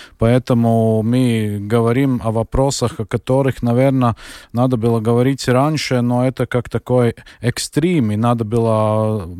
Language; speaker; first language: Russian; non-native, local second language; Latvian